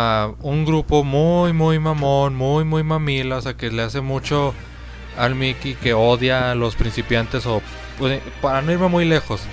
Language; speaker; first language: Spanish; native; Spanish